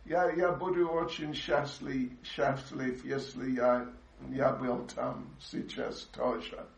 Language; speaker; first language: Russian; non-native, learner; English